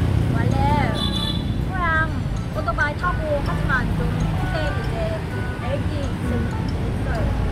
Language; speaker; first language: Korean; non-native, learner; Vietnamese